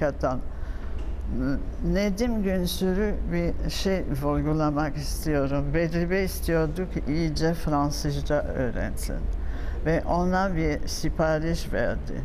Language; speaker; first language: Turkish; non-native, fluent; French